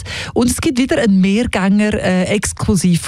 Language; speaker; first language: German; native; German